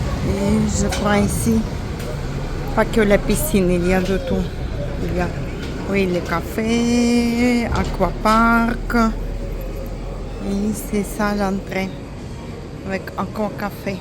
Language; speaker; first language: French; non-native, fluent; Russian